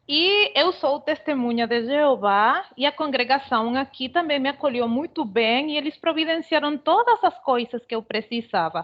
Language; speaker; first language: Portuguese; non-native, fluent; Spanish